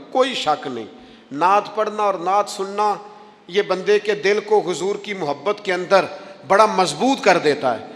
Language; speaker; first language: Urdu; non-native, local second language; Punjabi